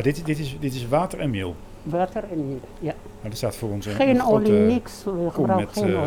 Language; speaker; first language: Dutch; non-native, learner; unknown